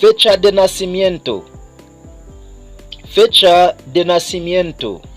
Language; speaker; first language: Spanish; non-native, fluent; Haitian Creole